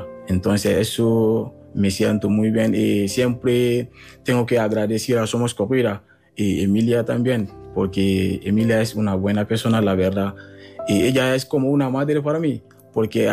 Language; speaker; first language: Spanish; non-native, learner; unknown